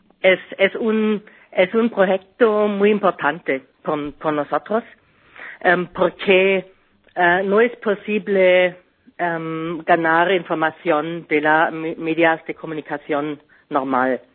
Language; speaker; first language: Spanish; non-native, learner; German